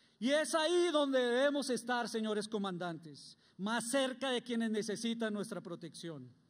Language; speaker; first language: Spanish; native; Spanish